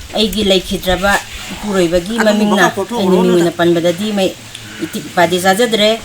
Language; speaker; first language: Manipuri; native; Manipuri